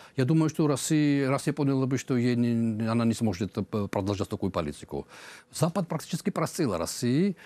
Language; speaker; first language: Russian; non-native, local second language; Georgian